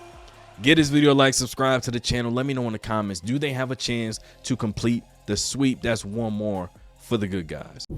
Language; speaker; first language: English; native; English